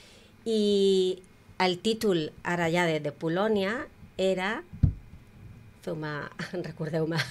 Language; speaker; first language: Catalan; native; Catalan